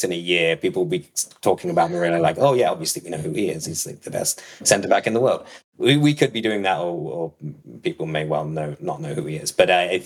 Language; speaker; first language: English; native; English